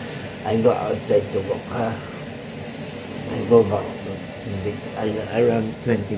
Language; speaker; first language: English; non-native, learner; Filipino